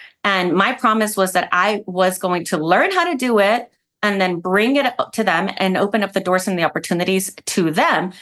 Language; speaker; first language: English; early bilingual, other home language; Spanish